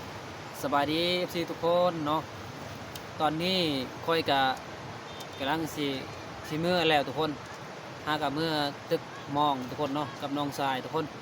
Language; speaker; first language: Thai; non-native, local second language; Northeastern Thai